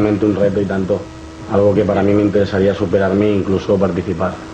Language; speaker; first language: Spanish; native; Spanish